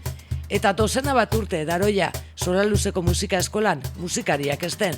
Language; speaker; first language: Basque; native; Basque